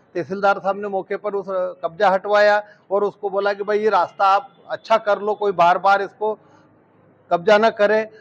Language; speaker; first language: Hindi; native; Hindi